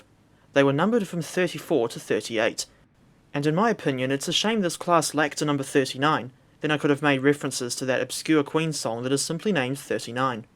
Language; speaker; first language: English; native; English